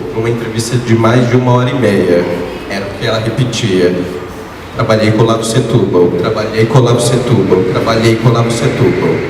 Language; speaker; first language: Portuguese; native; Portuguese